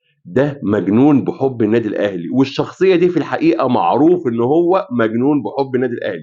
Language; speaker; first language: Arabic; native; Arabic